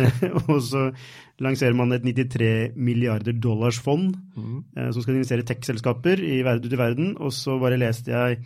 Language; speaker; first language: Norwegian; native; Norwegian